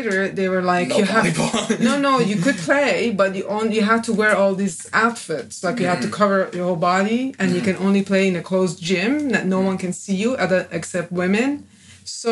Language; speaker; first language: English; non-native, fluent; Persian